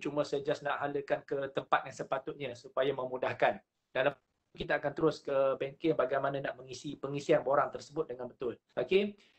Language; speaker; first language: Malay; native; Malay